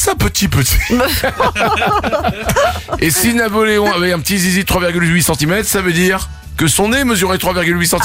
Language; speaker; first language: French; native; French